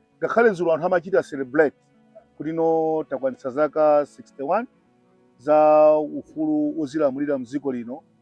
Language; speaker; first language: Nyanja; native; Nyanja